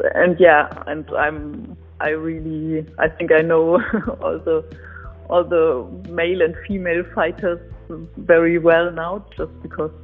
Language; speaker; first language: English; non-native, fluent; German